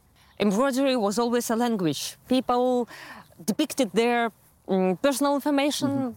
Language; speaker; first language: English; non-native, fluent; Russian